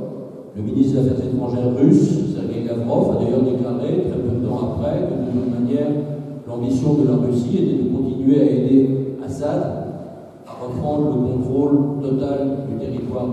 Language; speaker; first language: French; native; French